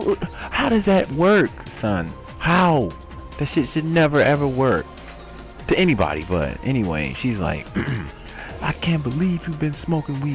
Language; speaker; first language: English; native; English